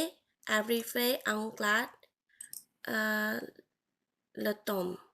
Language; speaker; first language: French; non-native, learner; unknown